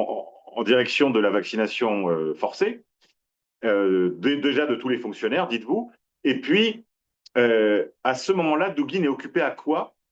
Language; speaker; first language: French; native; French